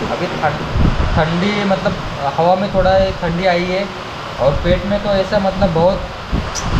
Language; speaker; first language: Hindi; non-native, local second language; Marathi